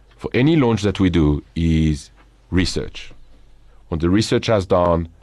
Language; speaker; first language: English; non-native, fluent; French